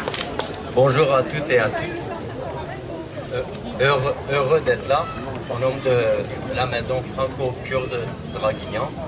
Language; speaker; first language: French; non-native, fluent; Kurdish